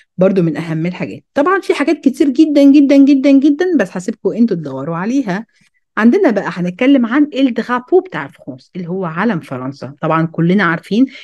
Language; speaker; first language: Arabic; early bilingual, heritage; Arabic